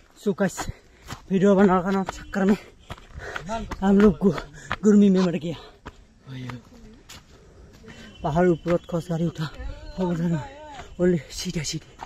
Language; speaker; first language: Hindi; non-native, local second language; Assamese